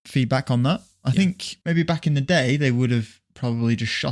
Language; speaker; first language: English; native; English